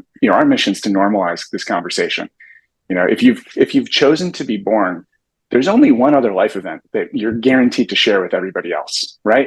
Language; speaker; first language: English; native; English